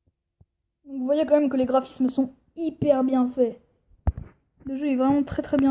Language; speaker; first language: French; native; French